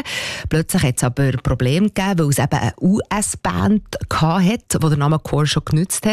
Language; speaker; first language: German; native; German